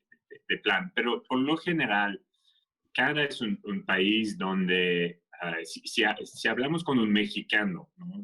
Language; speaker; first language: Spanish; non-native, fluent; French